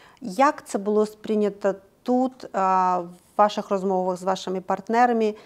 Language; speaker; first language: Ukrainian; native; Ukrainian